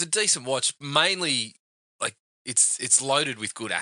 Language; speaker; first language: English; native; English